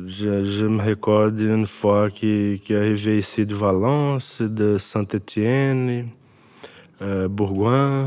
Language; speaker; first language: French; non-native, learner; Portuguese